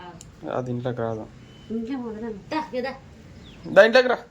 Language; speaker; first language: Telugu; native; Telugu